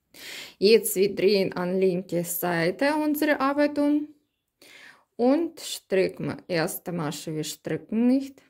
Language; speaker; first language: German; non-native, learner; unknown